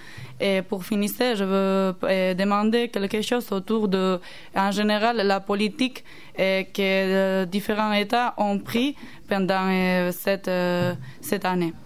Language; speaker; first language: French; non-native, learner; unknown